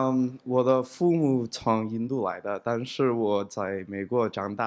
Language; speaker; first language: Chinese; early bilingual, heritage; Chinese